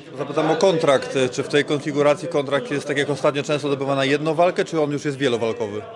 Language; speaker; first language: Polish; native; Polish